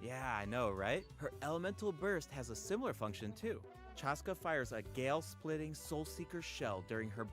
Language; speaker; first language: English; native; English